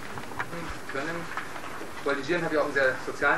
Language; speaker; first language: German; native; German